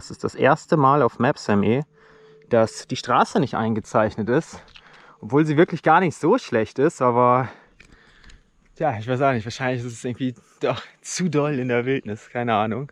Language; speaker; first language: German; native; German